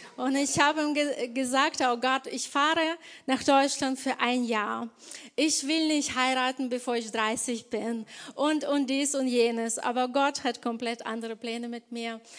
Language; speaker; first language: German; non-native, fluent; Ukrainian